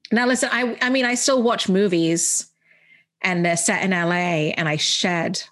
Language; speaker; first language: English; early bilingual, heritage; Arabic